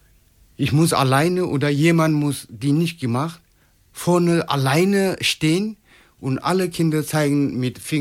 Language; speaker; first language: German; non-native, fluent; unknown